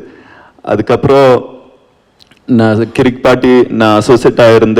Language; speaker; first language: Tamil; non-native, learner; Kannada